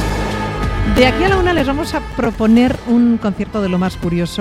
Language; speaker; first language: Spanish; native; Spanish